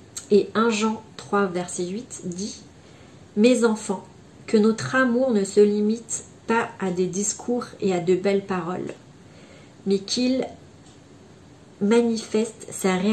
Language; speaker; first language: French; native; French